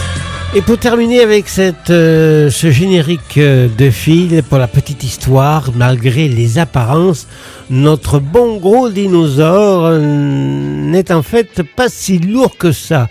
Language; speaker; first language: French; native; French